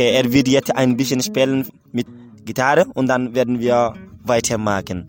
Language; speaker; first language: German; non-native, learner; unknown